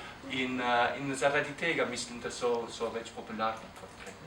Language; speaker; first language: Slovenian; non-native, fluent; English